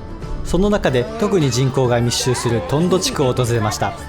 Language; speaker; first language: Japanese; native; Japanese